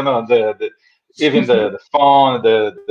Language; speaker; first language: English; non-native, fluent; Portuguese